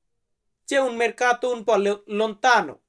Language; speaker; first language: Italian; non-native, learner; Bangla